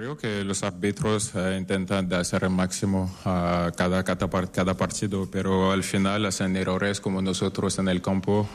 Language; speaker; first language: Spanish; non-native, fluent; French